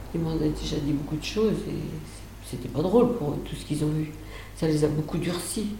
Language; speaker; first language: French; native; French